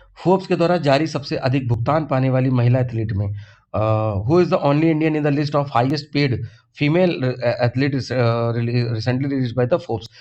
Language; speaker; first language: Hindi; native; Hindi